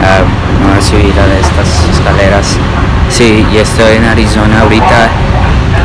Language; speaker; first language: Spanish; early bilingual, heritage; Spanish